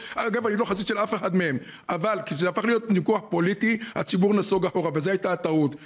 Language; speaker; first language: Hebrew; native; Hebrew